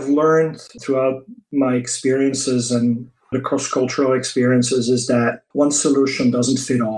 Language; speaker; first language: English; non-native, fluent; Dutch